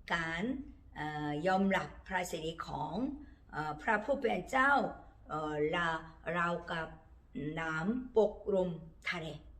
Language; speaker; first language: Thai; non-native, learner; Korean